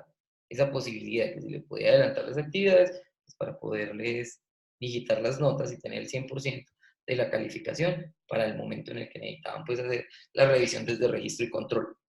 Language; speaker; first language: Spanish; native; Spanish